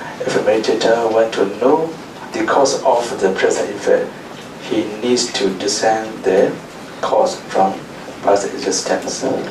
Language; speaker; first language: English; non-native, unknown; Burmese